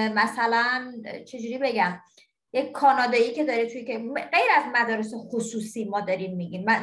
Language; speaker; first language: Persian; non-native, local second language; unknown